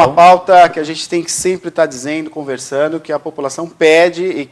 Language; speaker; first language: Portuguese; native; Portuguese